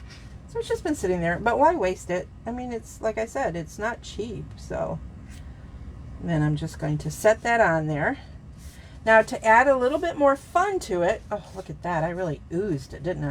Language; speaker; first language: English; native; English